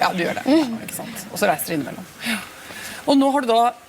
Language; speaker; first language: Norwegian; native; Norwegian